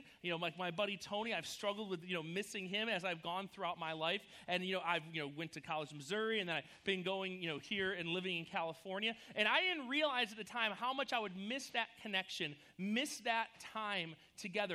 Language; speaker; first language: English; native; English